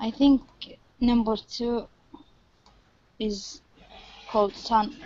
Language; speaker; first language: English; non-native, learner; Arabic